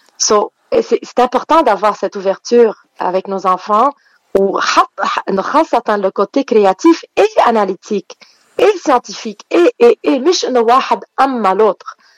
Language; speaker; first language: French; non-native, local second language; Arabic